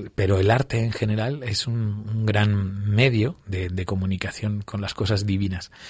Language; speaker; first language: Spanish; native; Spanish